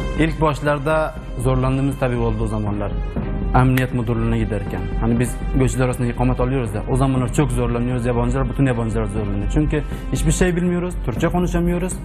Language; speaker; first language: Turkish; non-native, fluent; Persian